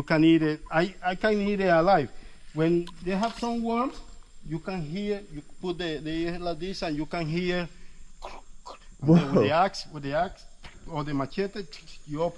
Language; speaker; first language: English; non-native, learner; Spanish